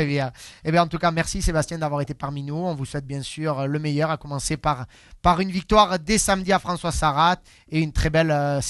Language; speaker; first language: French; native; French